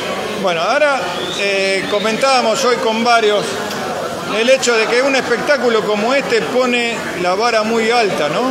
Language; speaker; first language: Spanish; native; Spanish